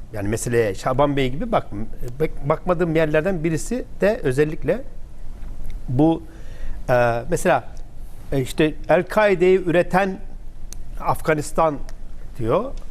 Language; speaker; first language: Turkish; native; Turkish